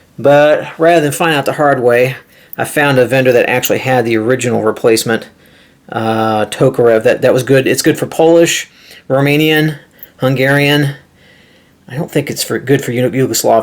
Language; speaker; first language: English; native; English